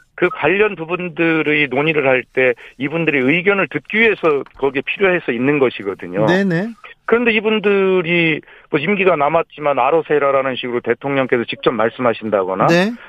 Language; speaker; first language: Korean; native; Korean